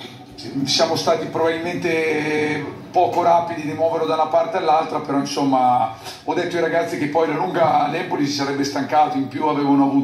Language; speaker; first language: Italian; native; Italian